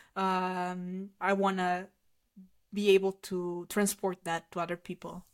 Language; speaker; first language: English; non-native, fluent; Portuguese